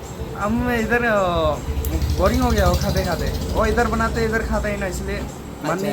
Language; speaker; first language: Hindi; non-native, local second language; Bangla